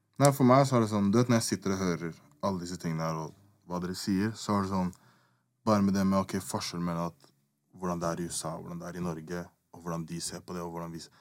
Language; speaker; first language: Norwegian; early bilingual, other home language; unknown